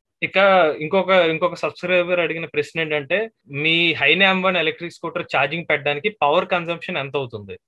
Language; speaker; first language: Telugu; native; Telugu